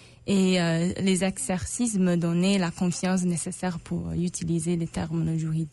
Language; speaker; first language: French; non-native, local second language; English